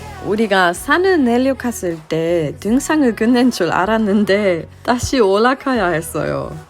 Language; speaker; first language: Korean; non-native, learner; German